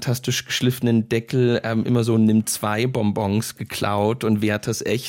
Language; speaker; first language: German; native; German